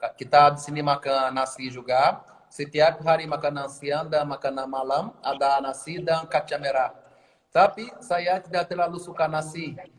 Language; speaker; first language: Indonesian; non-native, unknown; Portuguese